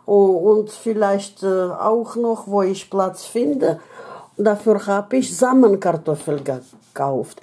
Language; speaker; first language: German; non-native, fluent; Russian